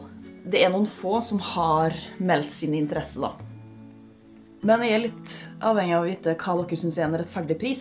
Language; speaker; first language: Norwegian; native; Norwegian